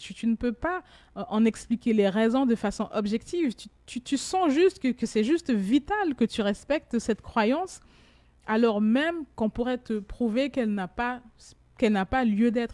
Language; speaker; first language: French; native; French